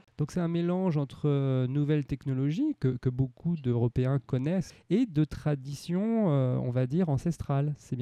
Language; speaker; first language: French; native; French